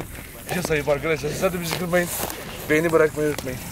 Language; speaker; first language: Turkish; native; Turkish